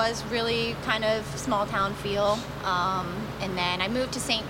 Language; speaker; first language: English; native; English